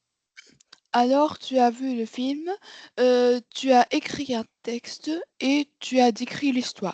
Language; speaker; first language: French; non-native, learner; Arabic